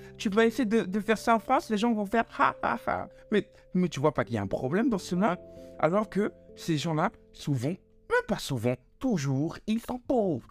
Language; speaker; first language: French; native; French